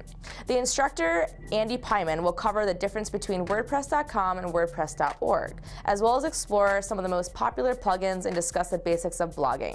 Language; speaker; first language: English; native; English